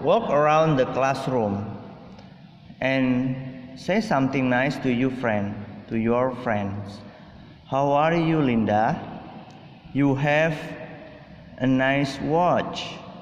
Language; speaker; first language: English; non-native, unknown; Indonesian